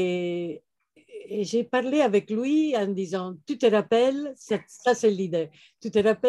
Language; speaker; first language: French; non-native, fluent; Italian